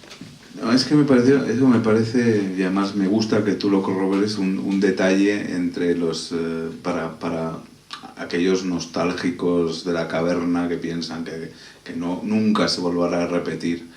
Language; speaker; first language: Spanish; native; Spanish